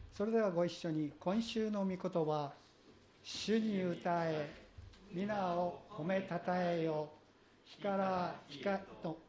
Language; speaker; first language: Japanese; native; Japanese